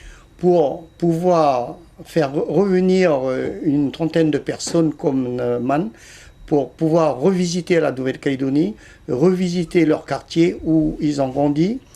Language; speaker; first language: French; early bilingual, other home language; Vietnamese